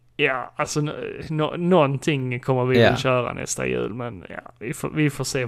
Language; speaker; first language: Swedish; native; Swedish